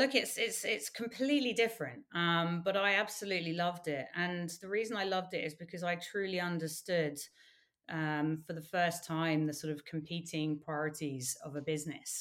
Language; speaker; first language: English; native; English